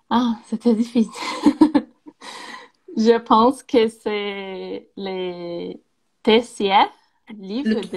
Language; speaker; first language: French; non-native, learner; Portuguese